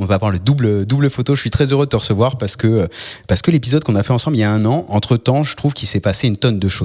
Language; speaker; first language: French; native; French